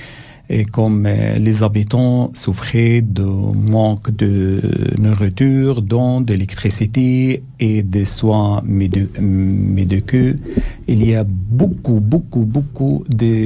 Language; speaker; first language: French; non-native, learner; Arabic